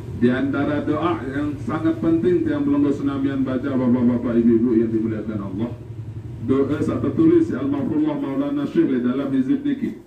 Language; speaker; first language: Malay; non-native, local second language; Sasak